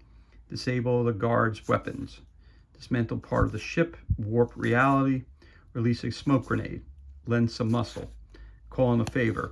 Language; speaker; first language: English; native; English